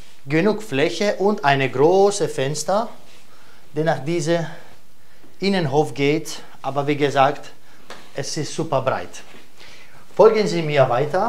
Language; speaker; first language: German; non-native, fluent; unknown